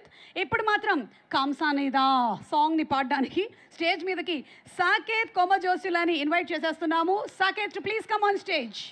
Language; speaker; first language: Telugu; native; Telugu